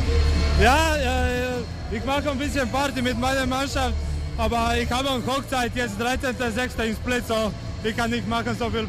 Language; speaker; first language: German; non-native, learner; Croatian